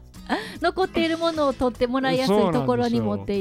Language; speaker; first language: Japanese; native; Japanese